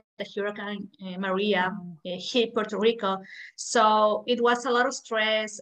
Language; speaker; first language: English; non-native, fluent; Spanish